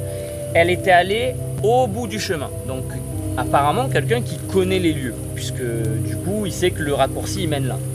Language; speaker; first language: French; native; French